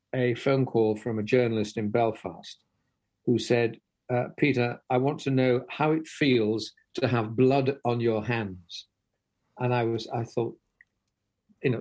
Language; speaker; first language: English; native; English